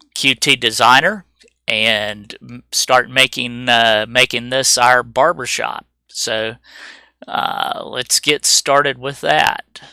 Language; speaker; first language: English; native; English